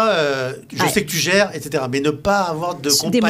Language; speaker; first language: French; native; French